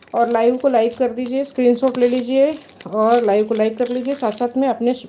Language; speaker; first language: Hindi; non-native, local second language; Marathi